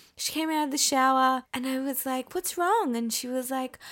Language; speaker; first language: English; non-native, fluent; Persian